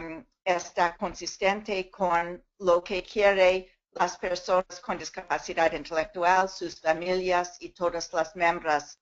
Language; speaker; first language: Spanish; non-native, fluent; English